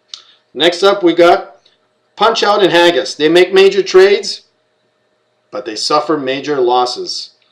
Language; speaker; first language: English; native; English